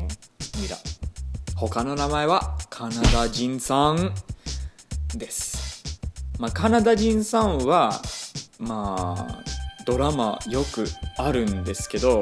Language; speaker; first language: Japanese; non-native, fluent; English